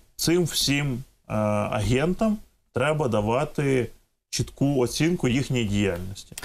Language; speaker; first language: Ukrainian; native; Ukrainian